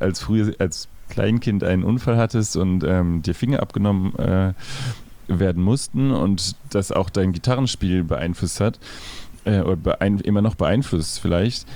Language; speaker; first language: German; native; German